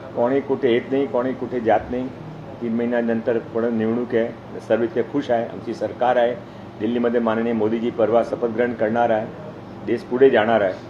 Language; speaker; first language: Marathi; non-native, local second language; Hindi